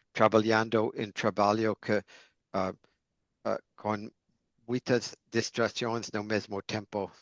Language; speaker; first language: Portuguese; non-native, fluent; English